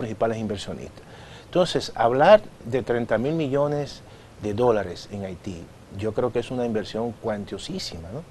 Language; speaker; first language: Spanish; native; Spanish